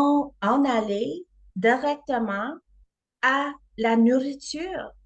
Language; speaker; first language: French; non-native, learner; English